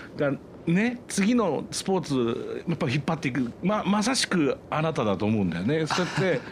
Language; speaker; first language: Japanese; native; Japanese